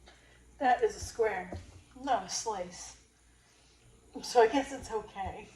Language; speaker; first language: English; native; English